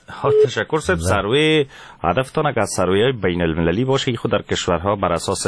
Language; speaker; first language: Persian; native; Persian